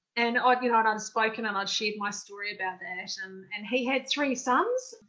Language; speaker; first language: English; native; English